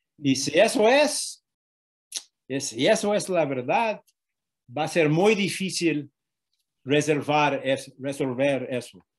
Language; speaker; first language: Spanish; non-native, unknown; English